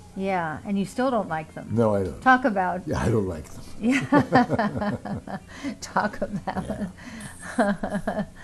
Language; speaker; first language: English; native; English